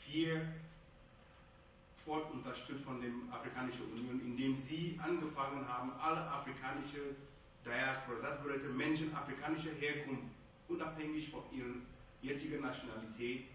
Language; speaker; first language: German; non-native, fluent; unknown